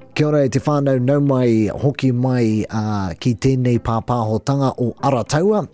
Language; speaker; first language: Māori; non-native, local second language; English